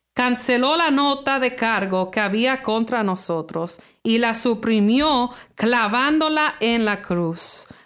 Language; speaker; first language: Spanish; early bilingual, heritage; English